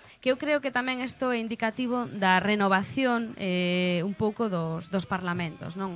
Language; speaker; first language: Galician; non-native, local second language; Spanish